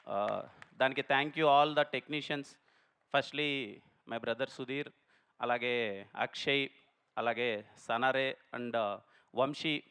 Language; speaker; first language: Telugu; native; Telugu